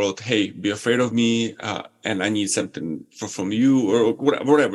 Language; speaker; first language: English; non-native, fluent; Ukrainian